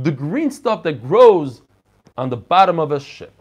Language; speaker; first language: English; non-native, fluent; Hebrew